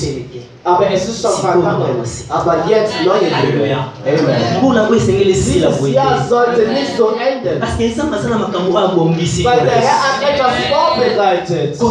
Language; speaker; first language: German; non-native, learner; French